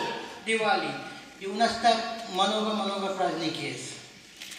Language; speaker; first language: Russian; non-native, learner; Hindi